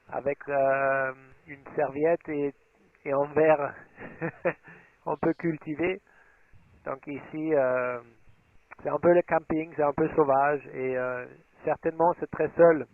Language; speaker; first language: French; non-native, fluent; German